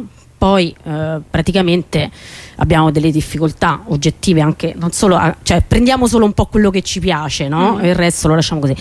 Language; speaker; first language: Italian; native; Italian